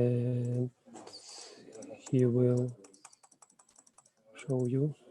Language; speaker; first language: English; non-native, fluent; Russian